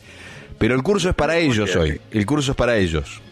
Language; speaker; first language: Spanish; native; Spanish